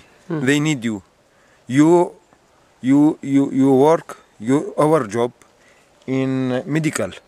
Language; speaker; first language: English; non-native, learner; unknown